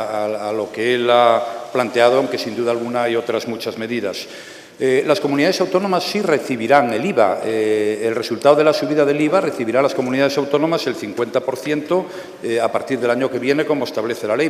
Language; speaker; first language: Spanish; native; Spanish